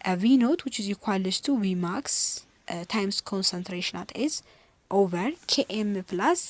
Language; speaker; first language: English; non-native, local second language; Amharic